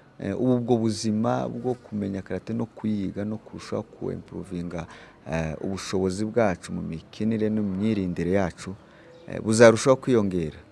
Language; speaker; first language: Kinyarwanda; native; Kinyarwanda